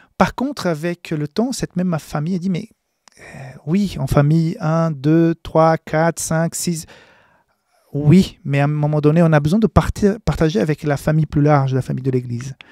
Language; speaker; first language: French; non-native, fluent; Portuguese